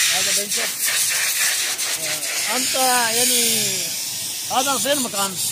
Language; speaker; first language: Arabic; non-native, learner; Urdu